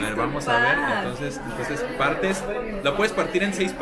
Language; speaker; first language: Spanish; native; Spanish